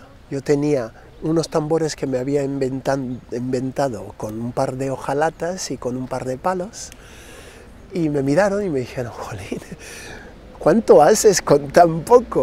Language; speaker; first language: Spanish; non-native, fluent; Krio